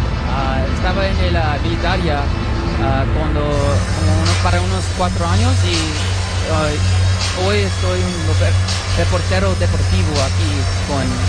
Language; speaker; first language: Spanish; early bilingual, heritage; Spanish